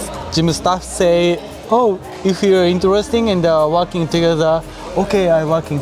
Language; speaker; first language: English; non-native, learner; Japanese